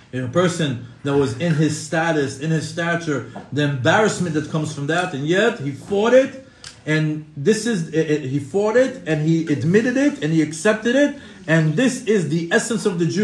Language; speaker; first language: English; non-native, fluent; Hebrew